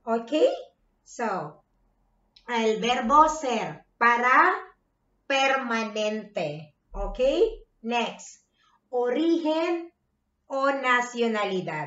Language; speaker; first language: Spanish; non-native, fluent; Filipino